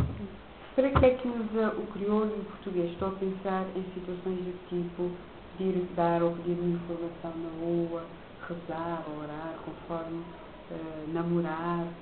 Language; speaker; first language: Portuguese; non-native, local second language; Kabuverdianu